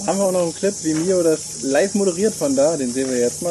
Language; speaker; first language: German; native; German